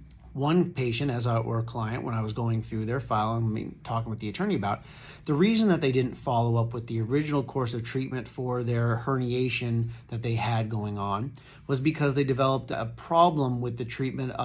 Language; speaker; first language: English; native; English